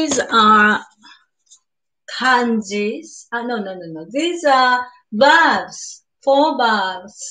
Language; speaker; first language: English; non-native, learner; Japanese